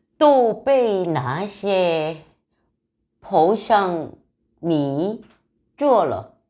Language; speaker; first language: Chinese; non-native, learner; Korean